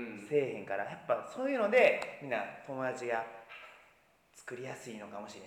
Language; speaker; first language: Japanese; native; Japanese